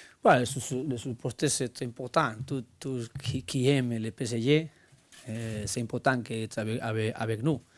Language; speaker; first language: French; non-native, learner; Spanish